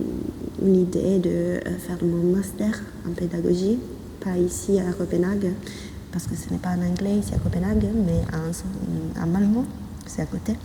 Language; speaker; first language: French; non-native, fluent; Italian